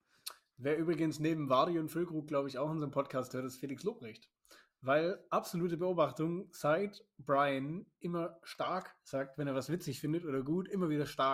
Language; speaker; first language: German; native; German